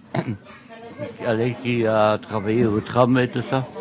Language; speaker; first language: French; native; French